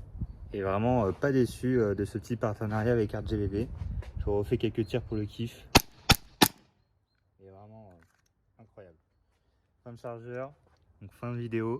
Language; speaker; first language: French; native; French